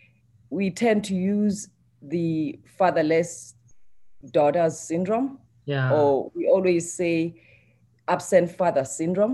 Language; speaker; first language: English; non-native, local second language; Xhosa